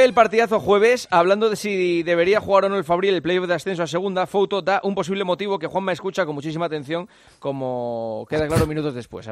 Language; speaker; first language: Spanish; native; Spanish